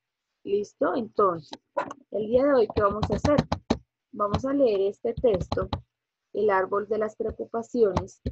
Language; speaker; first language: Spanish; native; Spanish